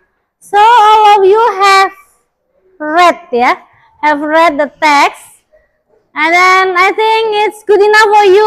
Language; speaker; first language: English; non-native, learner; Indonesian